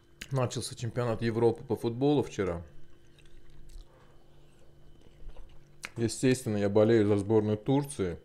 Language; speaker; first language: Russian; non-native, local second language; Azerbaijani